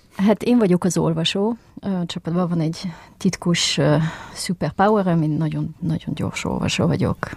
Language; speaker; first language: Hungarian; early bilingual, heritage; French